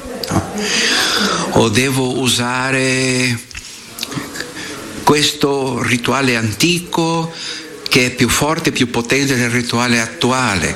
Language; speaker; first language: Italian; non-native, fluent; Portuguese